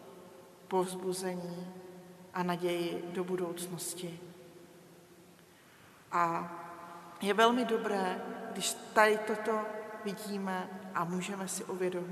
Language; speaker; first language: Czech; native; Czech